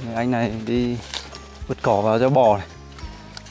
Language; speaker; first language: Vietnamese; native; Vietnamese